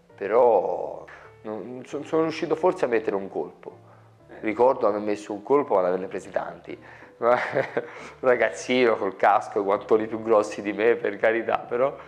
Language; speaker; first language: Italian; native; Italian